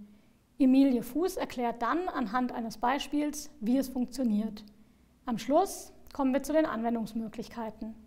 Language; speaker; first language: German; native; German